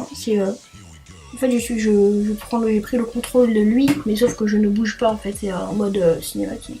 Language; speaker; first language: French; native; French